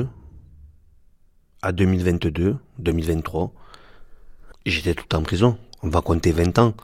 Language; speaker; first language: French; native; French